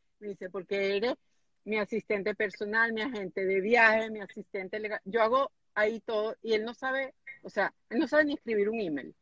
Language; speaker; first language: Spanish; native; Spanish